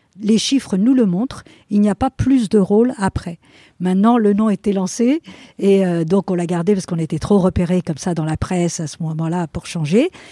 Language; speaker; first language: French; non-native, fluent; Spanish